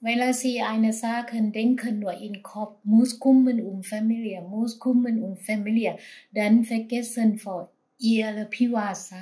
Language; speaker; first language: German; non-native, learner; Thai